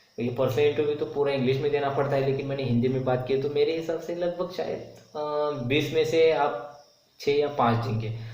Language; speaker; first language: Hindi; non-native, local second language; Marathi